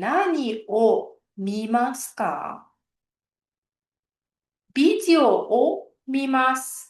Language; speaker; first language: Japanese; non-native, learner; Uzbek